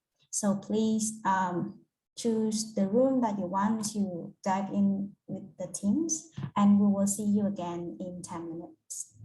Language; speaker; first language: English; non-native, fluent; Vietnamese